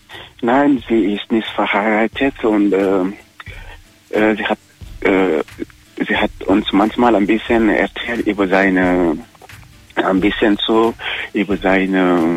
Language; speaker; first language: German; non-native, learner; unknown